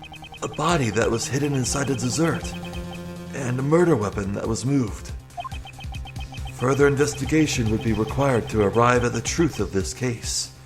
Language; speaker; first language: English; native; English